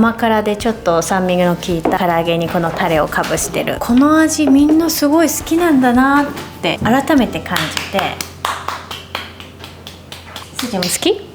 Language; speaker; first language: Japanese; native; Japanese